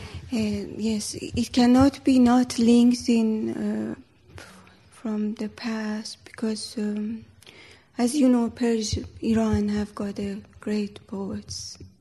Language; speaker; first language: English; non-native, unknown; Persian